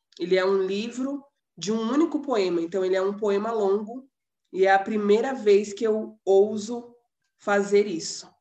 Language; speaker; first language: Portuguese; native; Portuguese